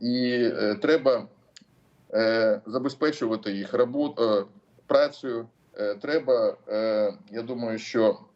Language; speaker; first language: Ukrainian; non-native, local second language; Russian